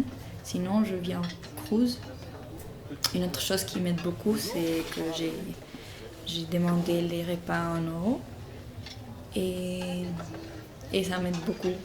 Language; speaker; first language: French; non-native, fluent; Spanish